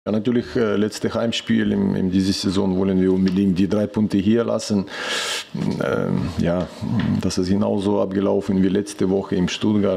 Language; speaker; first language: German; non-native, fluent; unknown